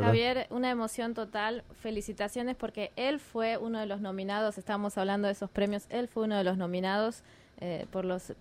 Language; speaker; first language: Spanish; native; Spanish